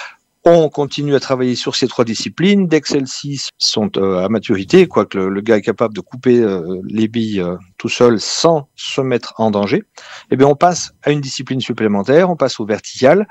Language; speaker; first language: French; native; French